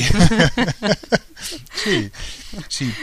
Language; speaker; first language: Spanish; non-native, fluent; English